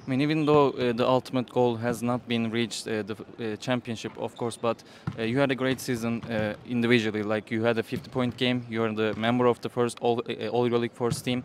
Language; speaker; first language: English; non-native, fluent; Turkish